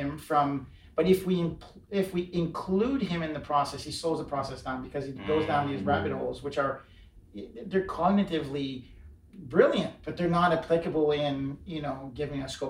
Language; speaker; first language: English; native; English